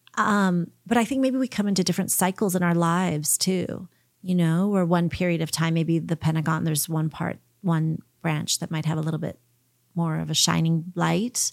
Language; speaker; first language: English; early bilingual, heritage; English